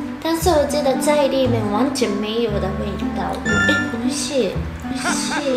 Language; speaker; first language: Chinese; non-native, learner; Japanese